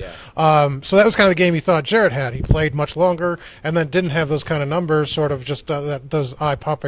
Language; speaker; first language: English; native; English